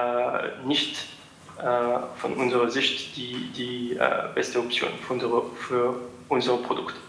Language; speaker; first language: German; non-native, fluent; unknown